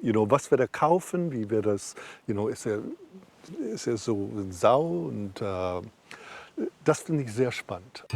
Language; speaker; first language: German; early bilingual, heritage; English